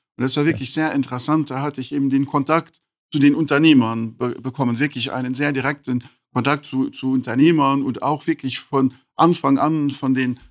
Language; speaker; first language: German; non-native, local second language; Luxembourgish